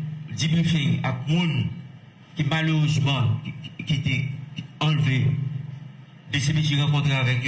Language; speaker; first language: French; non-native, local second language; Haitian Creole